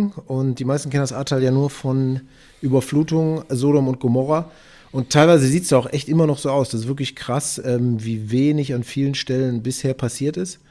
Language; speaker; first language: German; native; German